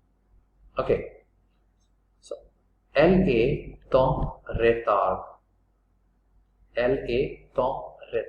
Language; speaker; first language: French; non-native, fluent; Hindi